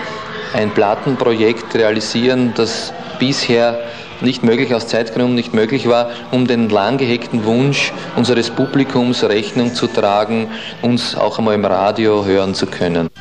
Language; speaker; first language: German; native; German